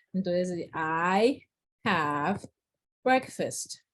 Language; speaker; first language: English; non-native, learner; Spanish